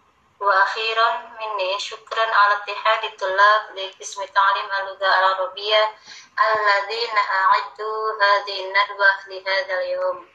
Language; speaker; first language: Arabic; non-native, learner; Indonesian